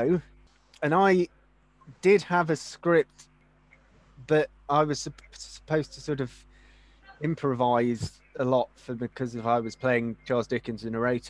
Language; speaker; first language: English; native; English